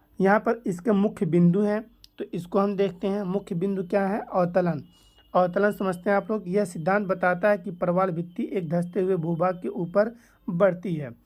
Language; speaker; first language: Hindi; native; Hindi